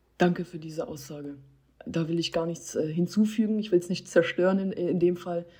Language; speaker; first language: German; early bilingual, other home language; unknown